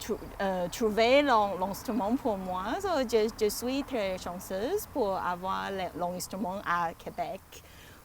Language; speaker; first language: French; non-native, learner; Chinese